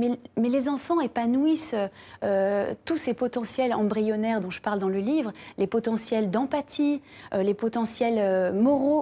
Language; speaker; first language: French; native; French